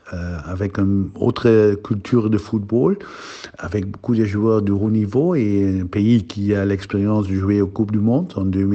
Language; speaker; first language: French; non-native, fluent; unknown